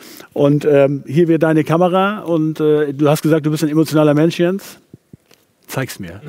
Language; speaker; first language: German; native; German